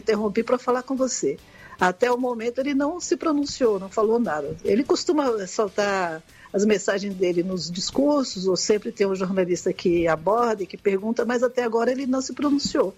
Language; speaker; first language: Portuguese; native; Portuguese